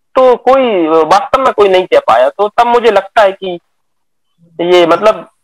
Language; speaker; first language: Hindi; native; Hindi